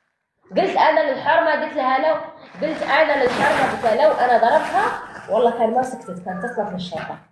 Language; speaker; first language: Arabic; non-native, local second language; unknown